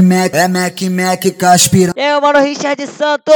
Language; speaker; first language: Portuguese; native; Portuguese